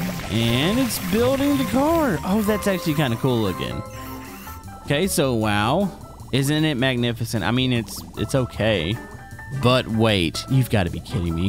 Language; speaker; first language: English; native; English